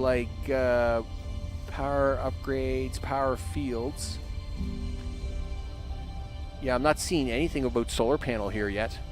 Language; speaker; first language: English; native; English